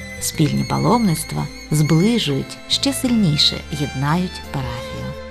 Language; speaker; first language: Ukrainian; native; Ukrainian